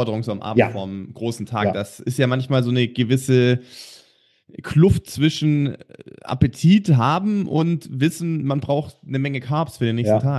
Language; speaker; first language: German; native; German